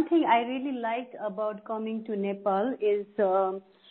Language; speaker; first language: English; non-native, local second language; Nepali